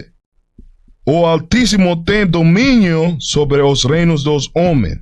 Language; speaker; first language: Portuguese; non-native, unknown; Spanish